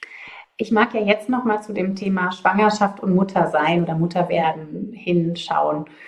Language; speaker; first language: German; native; German